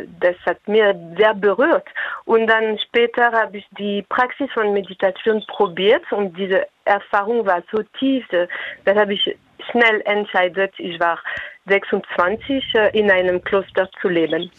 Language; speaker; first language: German; non-native, fluent; French